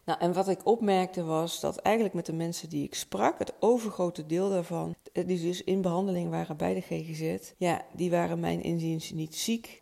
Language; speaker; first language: Dutch; native; Dutch